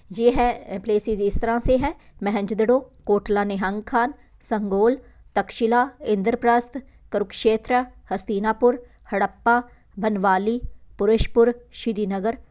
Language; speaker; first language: Hindi; non-native, local second language; Punjabi